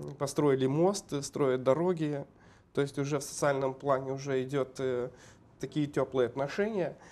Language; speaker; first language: Russian; non-native, local second language; Romanian